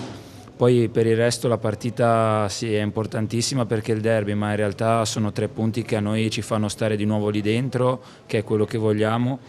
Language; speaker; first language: Italian; native; Italian